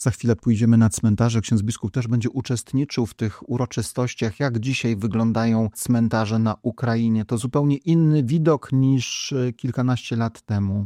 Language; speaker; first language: Polish; native; Polish